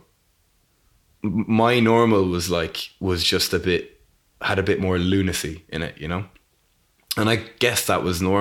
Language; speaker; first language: English; native; English